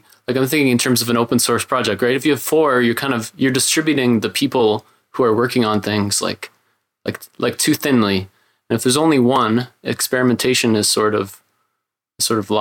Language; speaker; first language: English; native; English